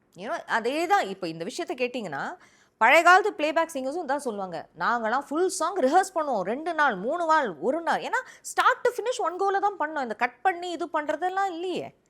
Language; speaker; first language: Tamil; early bilingual, heritage; Tamil